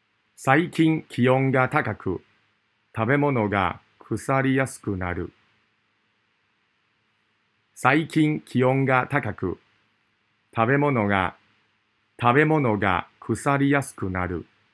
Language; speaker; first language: Japanese; non-native, fluent; Cantonese